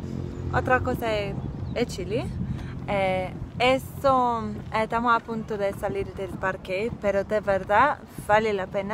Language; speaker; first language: Spanish; non-native, fluent; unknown